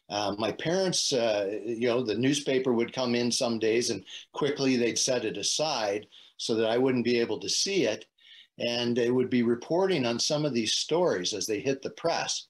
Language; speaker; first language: English; native; English